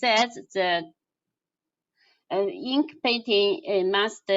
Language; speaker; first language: English; non-native, learner; Chinese